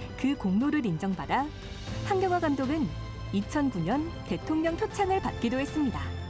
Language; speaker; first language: Korean; native; Korean